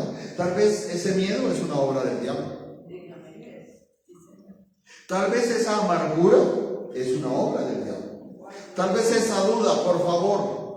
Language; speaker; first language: Spanish; native; Spanish